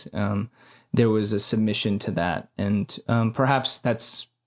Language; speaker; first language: English; native; English